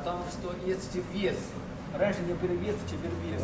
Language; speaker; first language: Russian; non-native, learner; Chinese